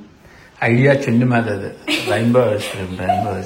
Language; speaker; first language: Kannada; native; Kannada